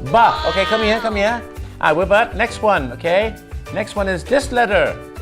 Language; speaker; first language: English; early bilingual, other home language; Thai